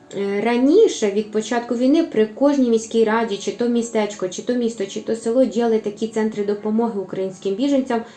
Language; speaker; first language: Ukrainian; native; Ukrainian